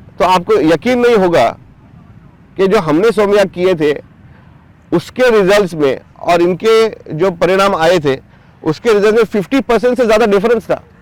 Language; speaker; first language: Hindi; non-native, local second language; Marathi